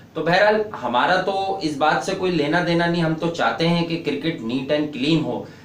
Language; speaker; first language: Urdu; native; Urdu